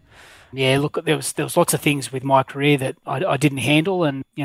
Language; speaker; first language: English; native; English